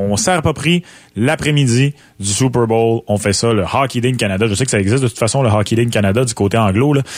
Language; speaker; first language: French; native; French